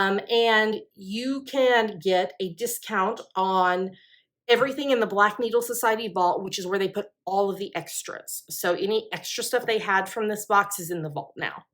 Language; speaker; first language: English; native; English